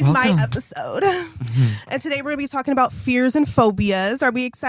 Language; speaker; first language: English; native; English